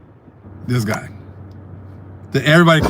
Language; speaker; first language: English; native; English